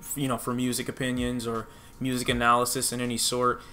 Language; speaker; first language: English; native; English